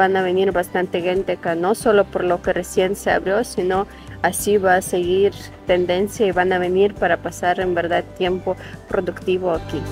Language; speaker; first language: Spanish; non-native, fluent; Ukrainian